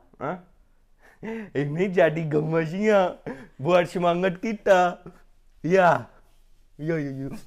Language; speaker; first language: Indonesian; non-native, fluent; Urdu